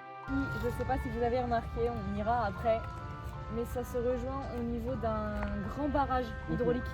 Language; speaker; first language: French; native; French